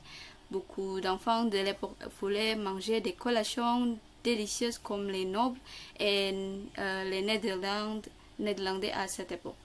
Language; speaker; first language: French; non-native, learner; Indonesian